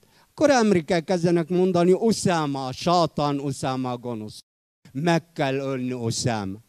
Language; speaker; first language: Hungarian; non-native, fluent; Arabic